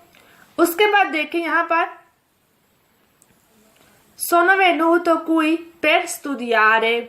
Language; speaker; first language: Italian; non-native, fluent; Urdu